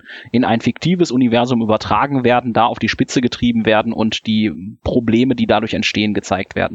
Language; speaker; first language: German; native; German